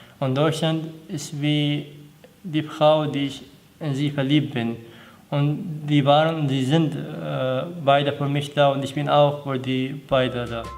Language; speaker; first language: German; non-native, learner; Arabic